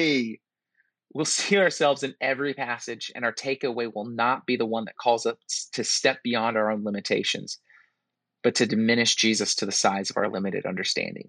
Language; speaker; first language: English; native; English